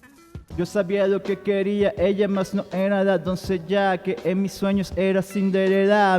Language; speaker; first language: Spanish; native; Spanish